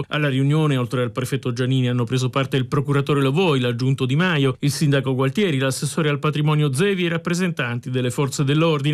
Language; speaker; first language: Italian; native; Italian